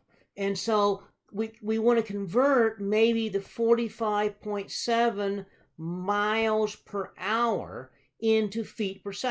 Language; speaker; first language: English; native; English